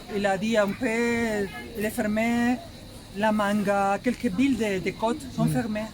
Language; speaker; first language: French; non-native, learner; Spanish